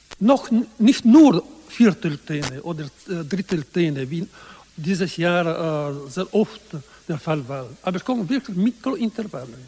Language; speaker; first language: German; non-native, learner; Italian